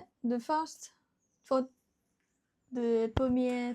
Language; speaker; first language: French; non-native, learner; Japanese